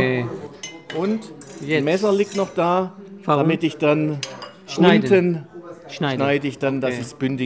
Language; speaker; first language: German; native; German